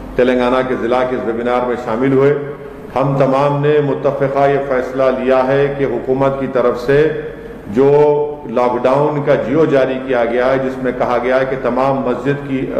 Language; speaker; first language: Urdu; native; Urdu